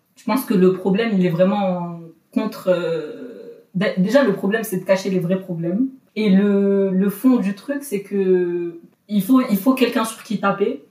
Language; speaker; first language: French; non-native, local second language; Arabic